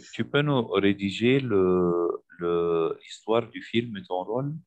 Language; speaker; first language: French; non-native, fluent; Arabic